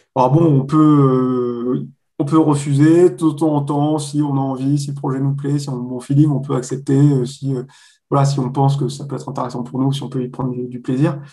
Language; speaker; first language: French; native; French